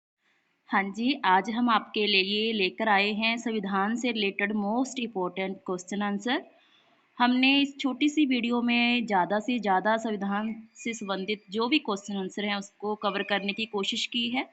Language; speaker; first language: Hindi; non-native, local second language; Punjabi